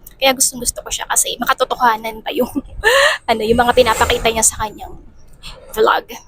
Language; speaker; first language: Filipino; native; Filipino